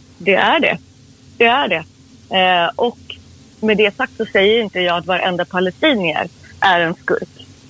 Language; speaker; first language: Swedish; early bilingual, other home language; Persian